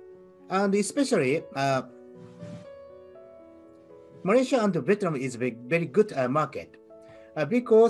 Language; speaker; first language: English; non-native, learner; Japanese